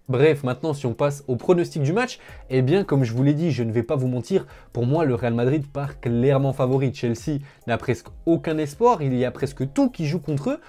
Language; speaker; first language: French; native; French